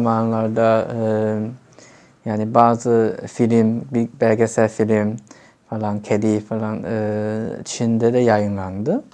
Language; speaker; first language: Turkish; non-native, fluent; Chinese